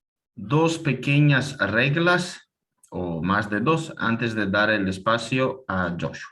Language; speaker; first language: Spanish; non-native, fluent; Italian